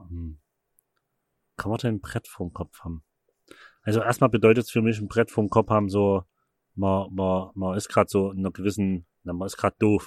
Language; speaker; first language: German; native; German